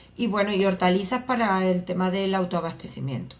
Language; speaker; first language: Spanish; native; Spanish